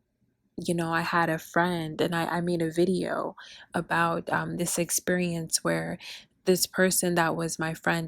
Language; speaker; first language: English; early bilingual, other home language; Spanish